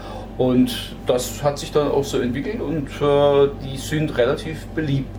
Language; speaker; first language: German; native; German